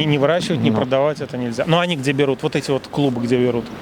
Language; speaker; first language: Russian; native; Russian